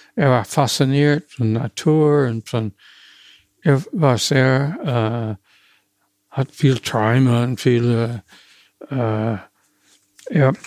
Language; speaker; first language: German; non-native, fluent; English